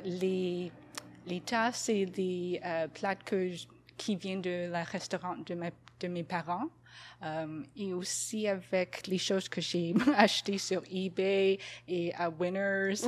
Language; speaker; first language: French; non-native, fluent; English